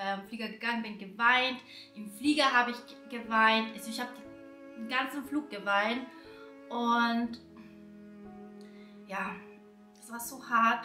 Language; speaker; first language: German; early bilingual, other home language; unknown